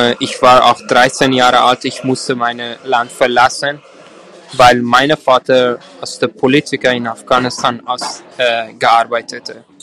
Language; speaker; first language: German; non-native, learner; Persian